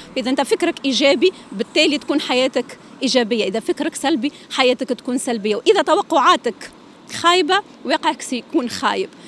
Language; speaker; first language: Arabic; native; Arabic